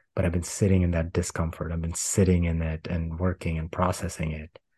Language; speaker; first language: English; non-native, local second language; Gujarati